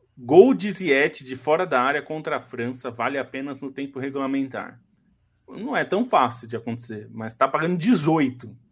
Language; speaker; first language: Portuguese; native; Portuguese